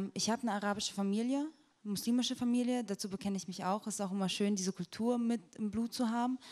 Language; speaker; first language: German; native; German